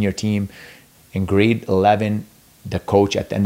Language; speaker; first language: English; non-native, fluent; Arabic